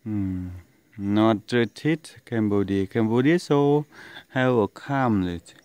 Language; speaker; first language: English; non-native, learner; Khmer